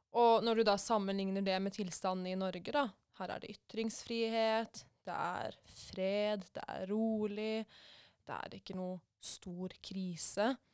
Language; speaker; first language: Norwegian; early bilingual, other home language; Persian